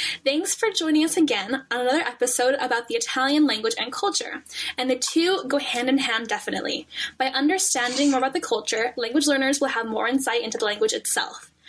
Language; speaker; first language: English; native; English